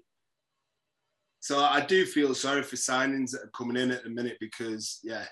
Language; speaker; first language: English; native; English